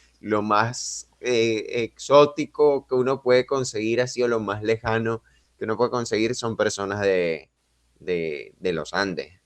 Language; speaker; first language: Spanish; native; Spanish